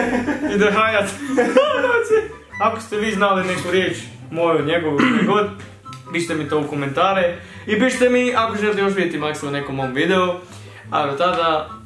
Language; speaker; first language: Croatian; early bilingual, heritage; Croatian